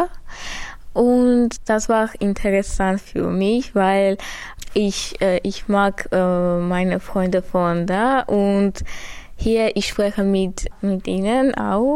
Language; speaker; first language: German; non-native, learner; Armenian